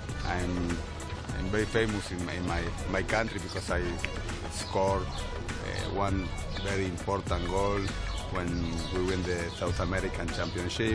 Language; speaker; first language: English; non-native, learner; Spanish